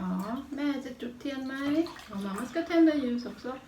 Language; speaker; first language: Swedish; non-native, learner; Thai